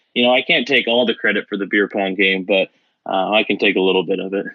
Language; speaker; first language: English; native; English